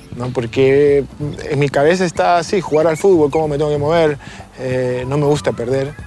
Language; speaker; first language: Spanish; native; Spanish